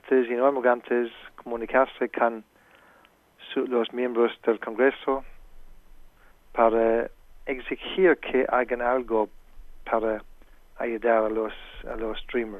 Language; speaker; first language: Spanish; non-native, fluent; English